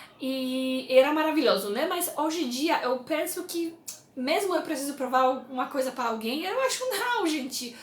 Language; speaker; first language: Portuguese; non-native, fluent; Polish